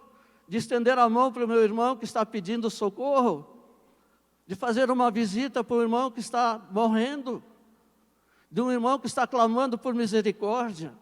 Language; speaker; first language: Portuguese; native; Portuguese